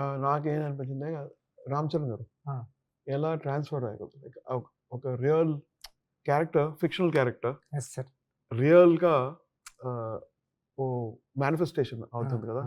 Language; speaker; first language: Telugu; non-native, learner; Tamil